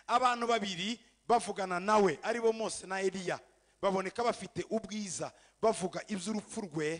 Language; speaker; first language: English; non-native, fluent; Kinyarwanda